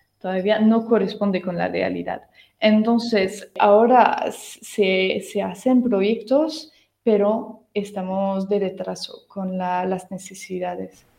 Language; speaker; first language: Spanish; non-native, fluent; French